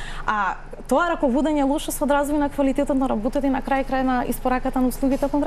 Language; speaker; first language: Macedonian; native; Macedonian